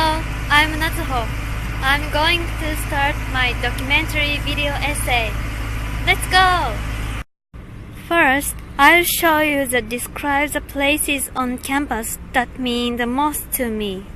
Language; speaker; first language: English; non-native, learner; Japanese